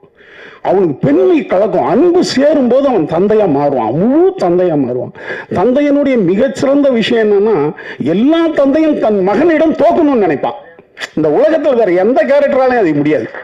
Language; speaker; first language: Tamil; native; Tamil